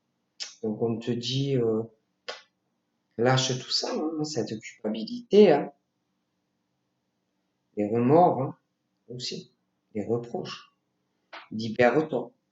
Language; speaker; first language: French; native; French